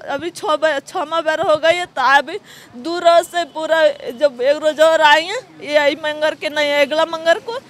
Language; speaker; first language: Hindi; native; Hindi